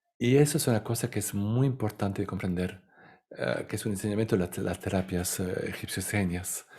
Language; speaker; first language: Spanish; non-native, fluent; Italian